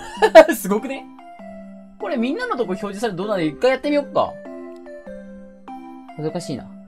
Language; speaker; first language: Japanese; native; Japanese